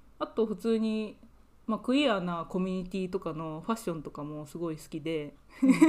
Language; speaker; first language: Japanese; native; Japanese